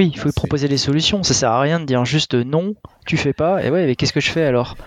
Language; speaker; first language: French; native; French